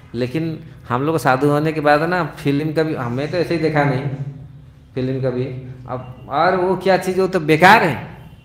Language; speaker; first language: Hindi; non-native, local second language; Odia